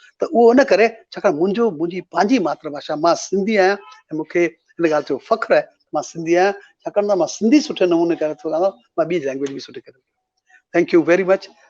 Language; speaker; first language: Sindhi; native; Sindhi